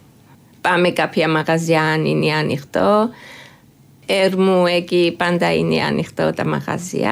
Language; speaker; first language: Greek; non-native, fluent; Georgian